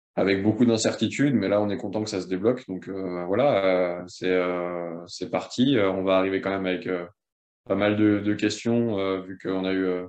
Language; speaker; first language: French; native; French